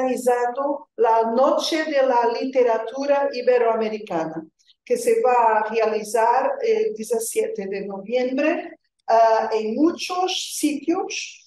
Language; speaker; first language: Spanish; non-native, fluent; Portuguese